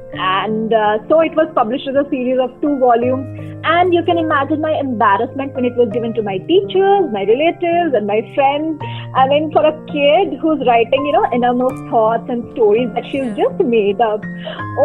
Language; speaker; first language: English; non-native, local second language; Bangla